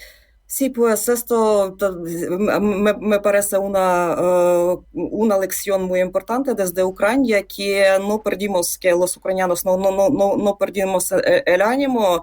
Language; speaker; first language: Spanish; non-native, fluent; Ukrainian